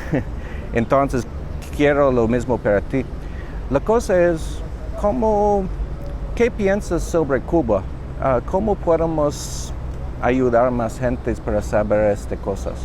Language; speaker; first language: Spanish; non-native, learner; English